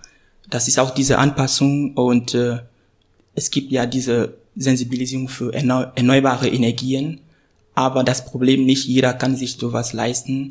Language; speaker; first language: German; non-native, fluent; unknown